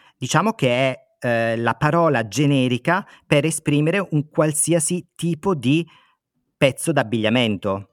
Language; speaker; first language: Italian; native; Italian